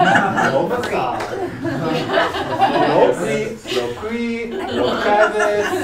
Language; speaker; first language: Hebrew; non-native, learner; English